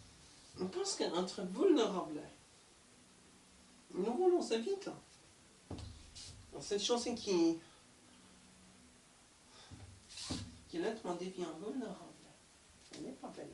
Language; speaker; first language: French; non-native, learner; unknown